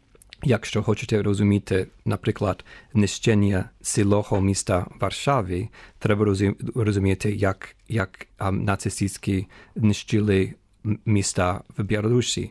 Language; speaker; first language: Ukrainian; non-native, fluent; English